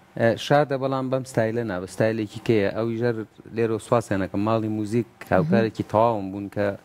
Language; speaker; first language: Central Kurdish; non-native, local second language; Gurani